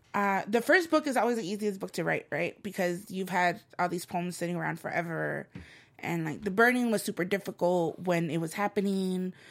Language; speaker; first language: English; non-native, fluent; Spanish